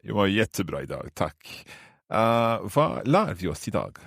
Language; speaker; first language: Swedish; non-native, learner; English